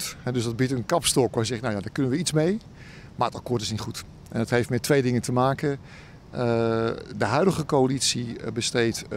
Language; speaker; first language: Dutch; native; Dutch